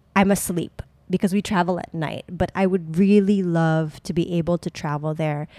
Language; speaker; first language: English; non-native, local second language; Filipino